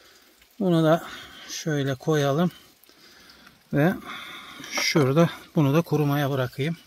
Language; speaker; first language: Turkish; native; Turkish